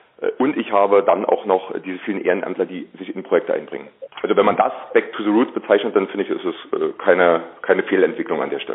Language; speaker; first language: German; native; German